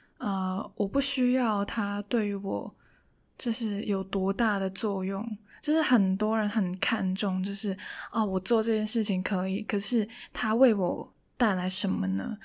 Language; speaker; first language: Chinese; non-native, local second language; Cantonese